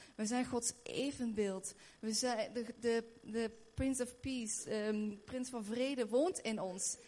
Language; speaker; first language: Dutch; native; Dutch